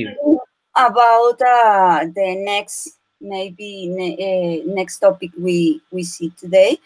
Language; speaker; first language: English; non-native, learner; Spanish